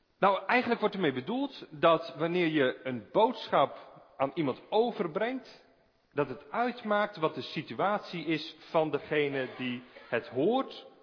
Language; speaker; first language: Dutch; native; Dutch